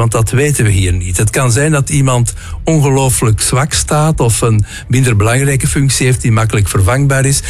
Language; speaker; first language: Dutch; native; Dutch